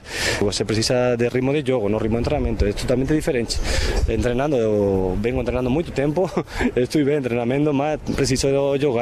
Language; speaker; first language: Portuguese; non-native, fluent; Spanish